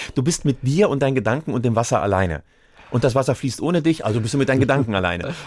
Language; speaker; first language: German; native; German